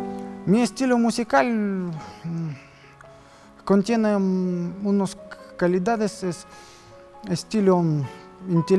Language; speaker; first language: Spanish; non-native, learner; Russian